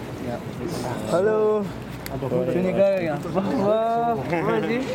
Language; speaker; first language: German; non-native, learner; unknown